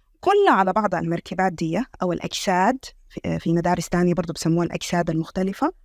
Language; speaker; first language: Arabic; native; Arabic